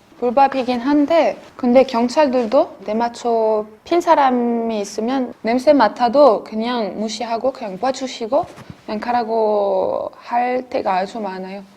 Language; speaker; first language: Korean; non-native, fluent; French